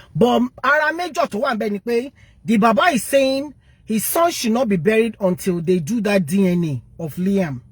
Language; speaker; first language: English; non-native, local second language; Yoruba